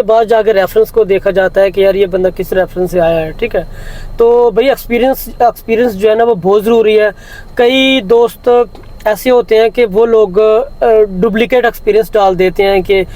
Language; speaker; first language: Hindi; native; Hindi